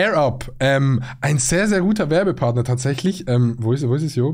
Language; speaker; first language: German; native; German